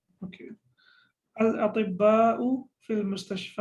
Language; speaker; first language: Arabic; non-native, fluent; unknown